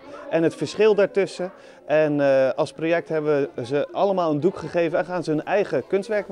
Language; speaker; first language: Dutch; native; Dutch